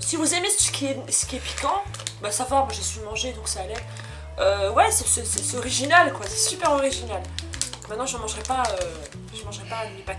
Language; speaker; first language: French; native; French